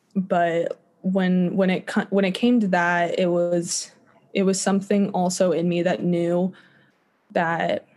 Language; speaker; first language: English; native; English